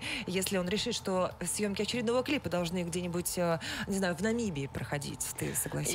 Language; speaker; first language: Russian; native; Russian